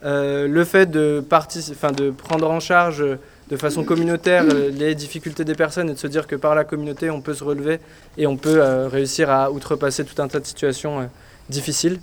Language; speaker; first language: French; native; French